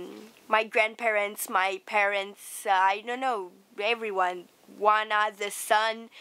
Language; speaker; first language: English; non-native, fluent; Romanian